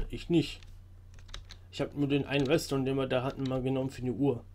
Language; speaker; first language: German; native; German